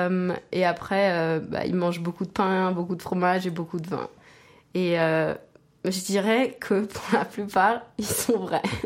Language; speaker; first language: French; non-native, fluent; Spanish